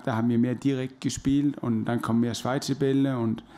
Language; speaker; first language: German; non-native, fluent; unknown